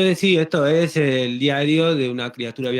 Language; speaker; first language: Spanish; native; Spanish